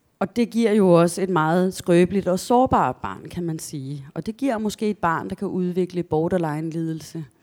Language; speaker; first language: Danish; native; Danish